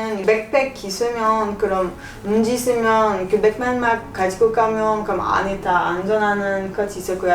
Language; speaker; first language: Korean; non-native, learner; French